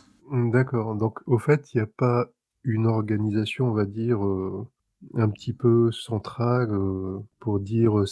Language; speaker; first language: French; native; French